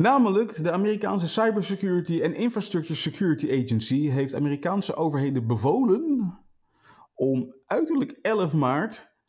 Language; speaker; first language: Dutch; native; Dutch